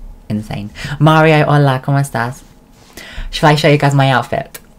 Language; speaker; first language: Spanish; non-native, learner; English